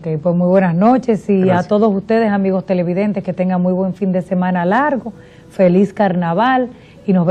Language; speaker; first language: Spanish; native; Spanish